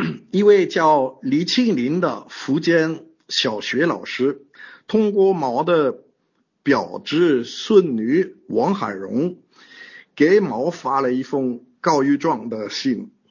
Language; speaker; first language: Chinese; non-native, fluent; French